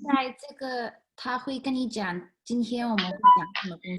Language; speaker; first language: Chinese; early bilingual, heritage; Chinese